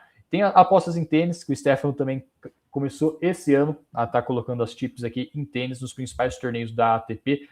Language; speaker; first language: Portuguese; native; Portuguese